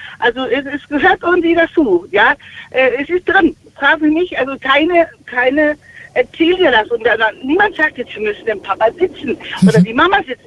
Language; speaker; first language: German; non-native, fluent; Spanish